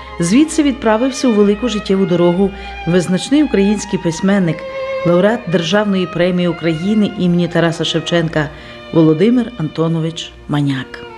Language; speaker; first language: Ukrainian; native; Ukrainian